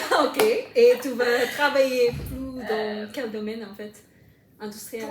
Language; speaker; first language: French; non-native, fluent; Indonesian